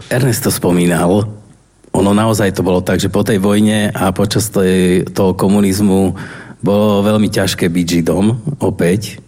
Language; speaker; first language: Slovak; native; Slovak